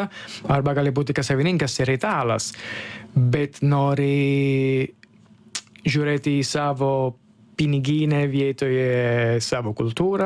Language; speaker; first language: Lithuanian; non-native, fluent; Italian